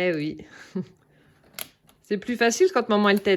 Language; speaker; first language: French; native; French